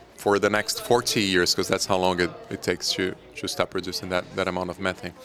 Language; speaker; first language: English; non-native, fluent; Portuguese